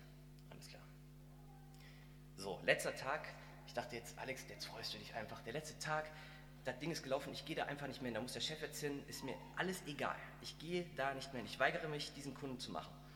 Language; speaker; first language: German; native; German